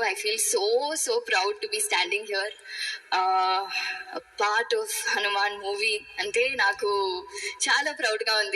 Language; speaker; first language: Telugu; non-native, learner; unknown